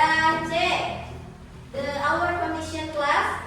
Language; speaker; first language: English; non-native, learner; Indonesian